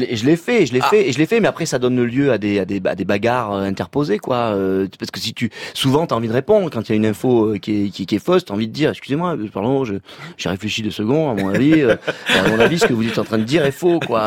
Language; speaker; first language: French; native; French